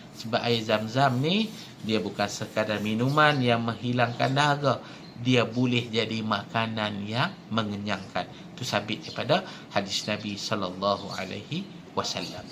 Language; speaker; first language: Malay; native; Malay